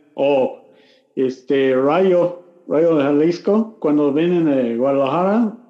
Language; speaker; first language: Spanish; non-native, learner; English